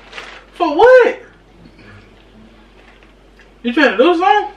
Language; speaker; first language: English; native; English